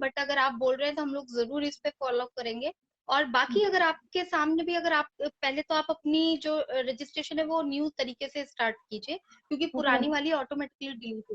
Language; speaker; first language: Hindi; native; Hindi